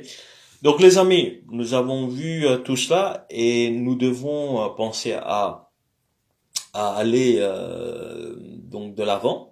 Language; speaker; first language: French; native; French